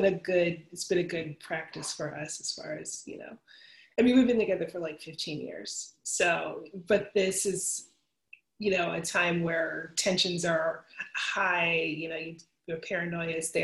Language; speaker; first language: English; native; English